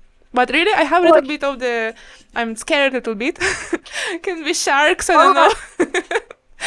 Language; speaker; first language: English; non-native, learner; Ukrainian